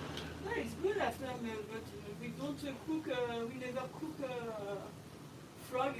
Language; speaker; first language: English; non-native, learner; French